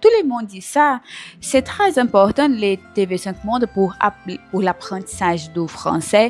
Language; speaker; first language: French; non-native, learner; Portuguese